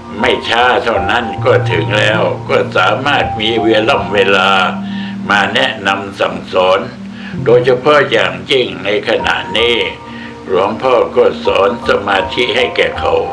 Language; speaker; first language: Thai; native; Thai